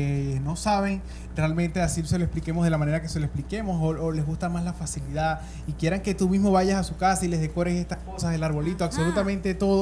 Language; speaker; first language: Spanish; native; Spanish